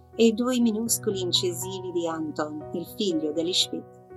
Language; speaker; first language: Italian; non-native, fluent; English